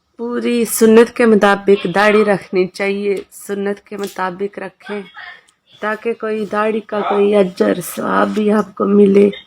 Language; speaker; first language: Urdu; non-native, local second language; Pahari-Potwari